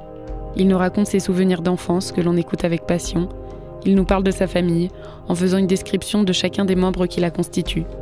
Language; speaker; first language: French; native; French